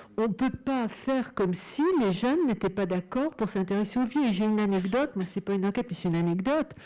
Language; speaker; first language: French; non-native, fluent; Italian